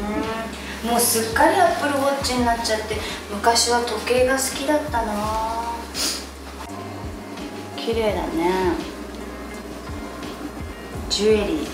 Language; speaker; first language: Japanese; native; Japanese